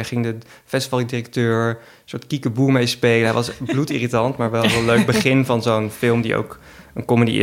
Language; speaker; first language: Dutch; native; Dutch